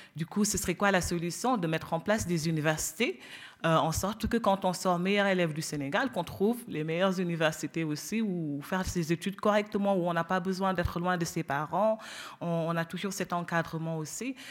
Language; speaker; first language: French; non-native, local second language; Wolof